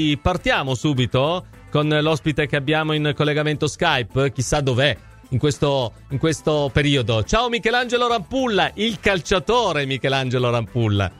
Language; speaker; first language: Italian; native; Italian